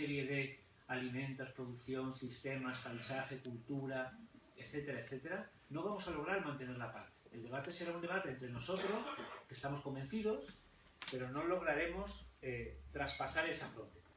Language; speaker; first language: Spanish; native; Spanish